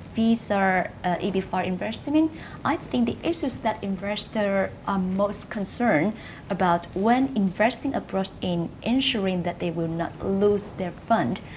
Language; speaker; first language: English; non-native, fluent; Vietnamese